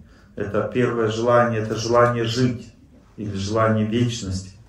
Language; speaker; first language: Russian; native; Russian